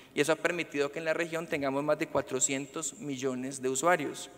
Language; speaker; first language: Spanish; native; Spanish